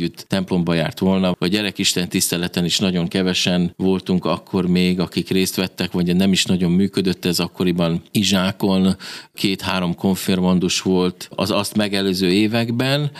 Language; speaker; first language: Hungarian; native; Hungarian